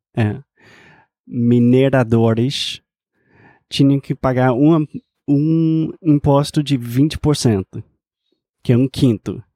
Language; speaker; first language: Portuguese; non-native, fluent; English